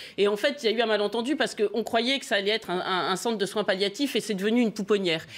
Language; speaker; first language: French; native; French